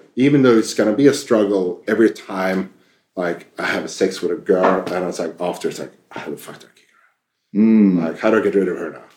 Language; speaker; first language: English; non-native, fluent; Swedish